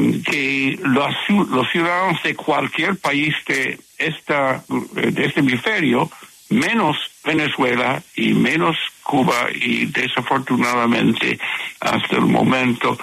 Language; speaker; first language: Spanish; non-native, fluent; English